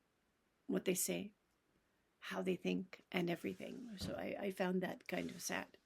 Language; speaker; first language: English; native; English